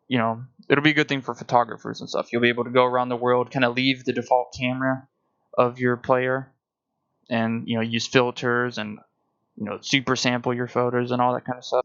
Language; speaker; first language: English; native; English